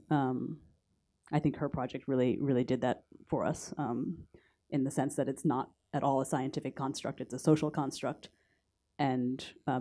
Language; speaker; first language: English; native; English